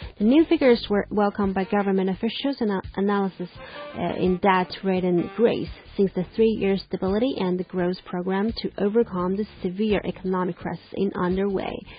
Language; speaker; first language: English; non-native, fluent; Chinese